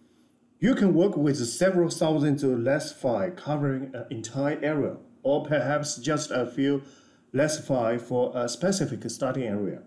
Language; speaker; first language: English; non-native, fluent; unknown